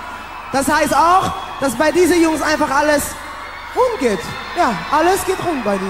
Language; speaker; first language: German; non-native, learner; English